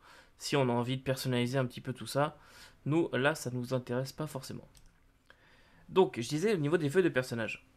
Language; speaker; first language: French; native; French